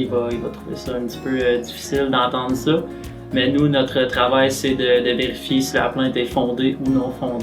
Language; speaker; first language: French; native; French